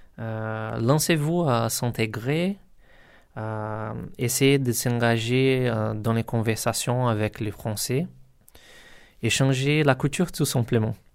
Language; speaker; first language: French; non-native, learner; Portuguese